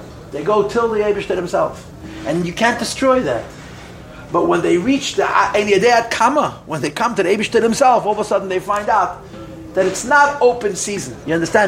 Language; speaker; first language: English; native; English